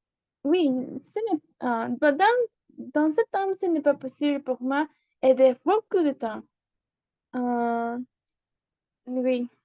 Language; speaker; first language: French; non-native, learner; Spanish